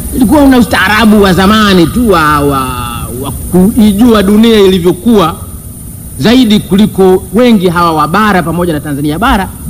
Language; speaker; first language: Swahili; non-native, local second language; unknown